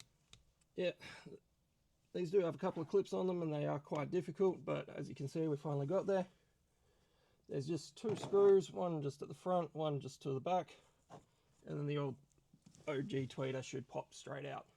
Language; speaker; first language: English; native; English